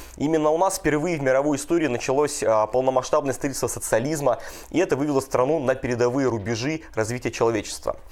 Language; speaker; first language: Russian; native; Russian